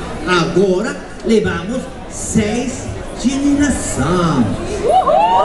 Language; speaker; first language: Portuguese; non-native, learner; Spanish